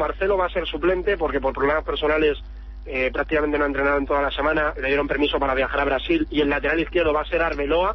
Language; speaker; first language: Spanish; native; Spanish